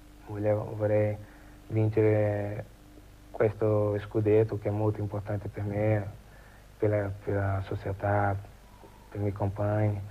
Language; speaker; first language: Italian; non-native, learner; Portuguese